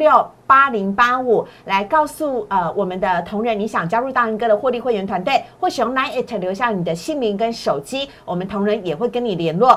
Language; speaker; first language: Chinese; native; Chinese